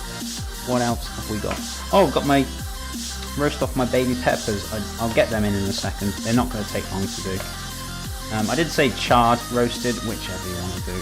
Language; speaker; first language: English; native; English